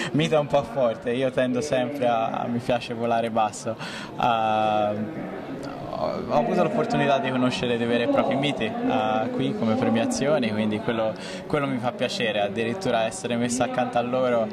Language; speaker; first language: Italian; native; Italian